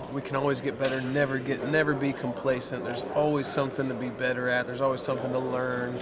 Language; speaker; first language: English; native; English